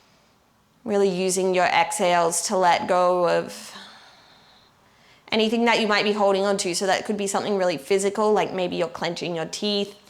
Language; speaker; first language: English; native; English